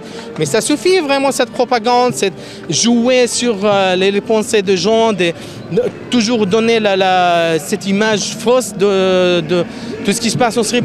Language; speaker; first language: French; non-native, fluent; Arabic